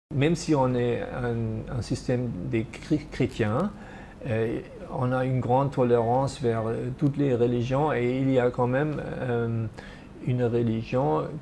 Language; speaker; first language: French; non-native, fluent; German